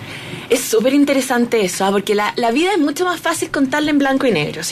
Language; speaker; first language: Spanish; native; Spanish